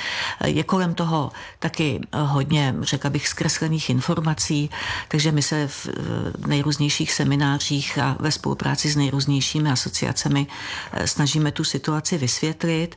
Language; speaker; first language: Czech; native; Czech